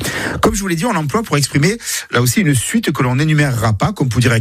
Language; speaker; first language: French; native; French